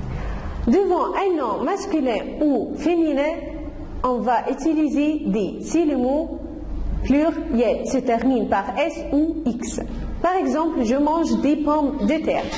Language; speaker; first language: French; non-native, fluent; Arabic